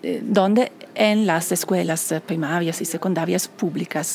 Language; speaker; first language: Spanish; non-native, fluent; Italian